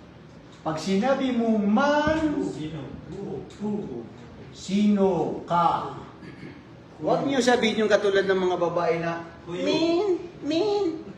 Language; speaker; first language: Filipino; non-native, local second language; Maranao